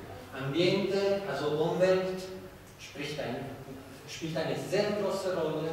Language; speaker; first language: German; non-native, fluent; Italian